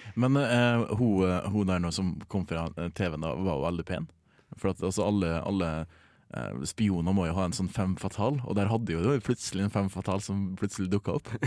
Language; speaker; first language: Norwegian; native; Norwegian